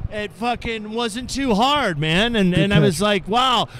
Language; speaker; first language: English; native; English